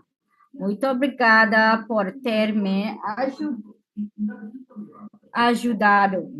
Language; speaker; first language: Portuguese; non-native, fluent; English